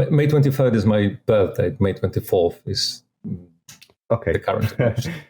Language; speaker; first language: English; non-native, fluent; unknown